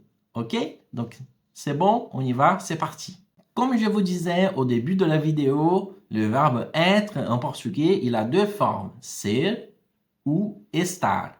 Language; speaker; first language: French; non-native, fluent; Portuguese